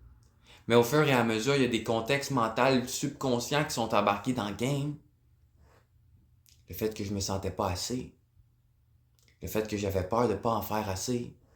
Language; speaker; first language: French; native; French